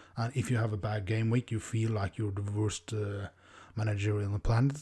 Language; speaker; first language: English; non-native, fluent; Norwegian